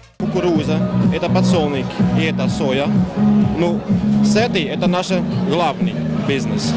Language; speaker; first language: Russian; non-native, learner; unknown